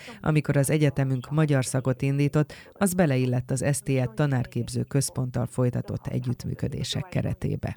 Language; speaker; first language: Hungarian; non-native, fluent; Chinese